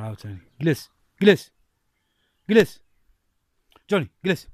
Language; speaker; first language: Arabic; native; Arabic